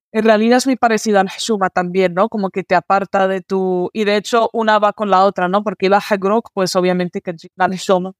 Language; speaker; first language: Spanish; early bilingual, other home language; Arabic